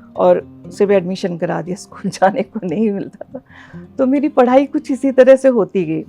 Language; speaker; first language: Hindi; non-native, local second language; Assamese